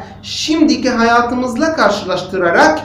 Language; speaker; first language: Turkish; non-native, fluent; Arabic